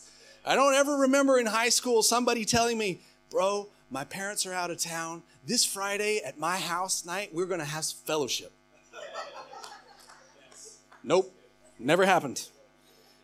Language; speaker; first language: English; native; English